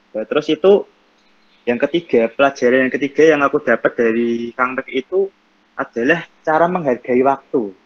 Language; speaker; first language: Indonesian; non-native, local second language; Javanese